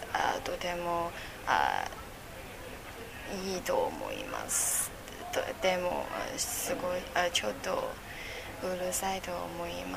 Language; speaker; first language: Japanese; non-native, learner; Chinese